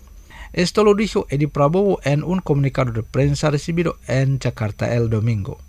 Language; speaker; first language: Spanish; non-native, fluent; Indonesian